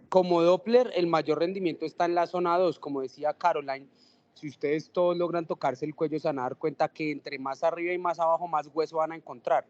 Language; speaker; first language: Spanish; native; Spanish